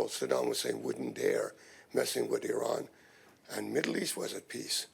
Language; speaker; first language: English; non-native, fluent; Persian